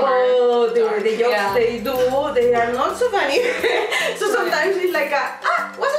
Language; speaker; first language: English; non-native, learner; Spanish